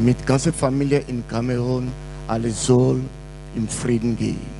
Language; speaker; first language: German; non-native, learner; French